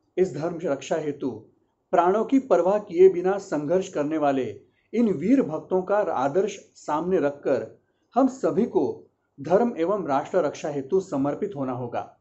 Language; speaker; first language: Hindi; non-native, local second language; Marathi